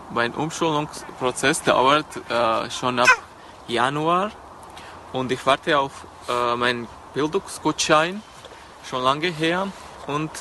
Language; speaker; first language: German; non-native, learner; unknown